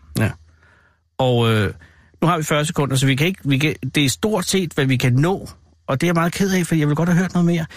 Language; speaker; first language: Danish; native; Danish